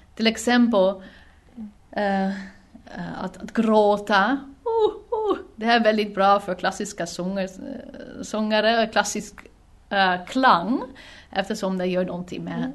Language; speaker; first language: Swedish; non-native, fluent; Dutch